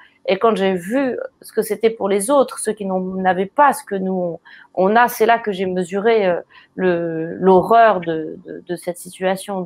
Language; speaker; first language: French; native; French